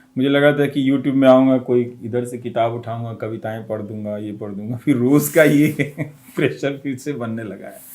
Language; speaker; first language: Hindi; non-native, local second language; Bhojpuri